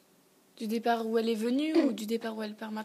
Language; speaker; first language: French; native; French